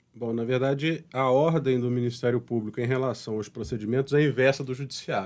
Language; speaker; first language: Portuguese; native; Portuguese